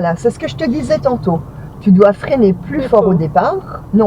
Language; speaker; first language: French; native; French